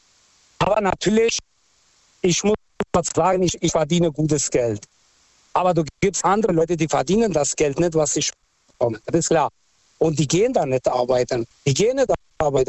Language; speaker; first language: German; non-native, local second language; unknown